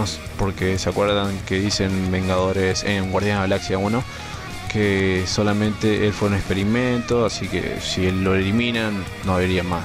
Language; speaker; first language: Spanish; native; Spanish